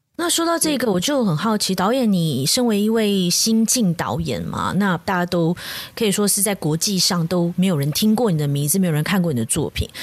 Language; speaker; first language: Chinese; native; Chinese